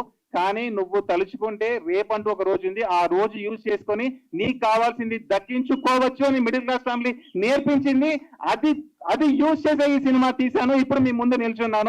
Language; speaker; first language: Telugu; native; Telugu